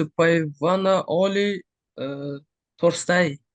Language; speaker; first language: Finnish; non-native, learner; Russian